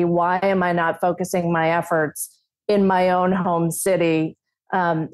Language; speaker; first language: English; native; English